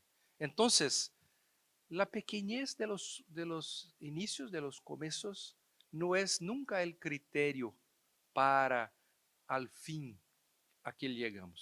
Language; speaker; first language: Spanish; non-native, fluent; Portuguese